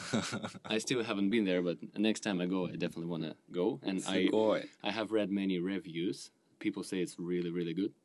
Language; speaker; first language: English; non-native, fluent; Russian